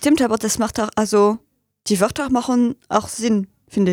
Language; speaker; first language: German; non-native, fluent; French